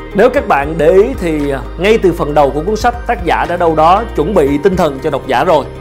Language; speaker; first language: Vietnamese; native; Vietnamese